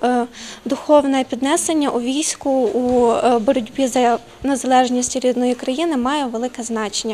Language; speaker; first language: Ukrainian; native; Ukrainian